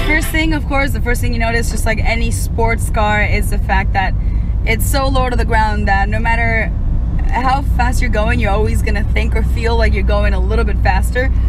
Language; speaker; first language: English; early bilingual, other home language; Spanish